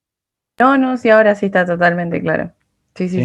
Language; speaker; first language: Spanish; native; Spanish